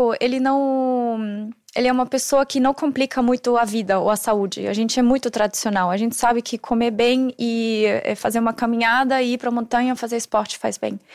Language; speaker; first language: Portuguese; non-native, fluent; German